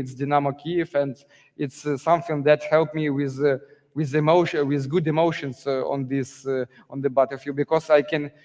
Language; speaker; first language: English; non-native, learner; Ukrainian